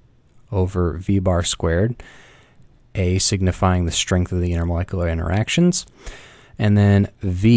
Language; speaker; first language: English; native; English